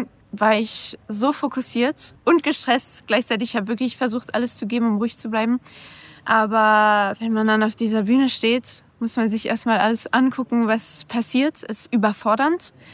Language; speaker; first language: German; early bilingual, other home language; French